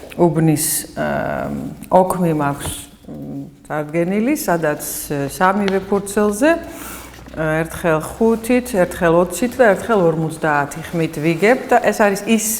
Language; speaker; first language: Georgian; non-native, fluent; Dutch